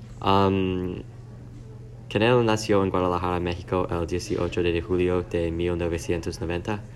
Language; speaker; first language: Spanish; non-native, learner; English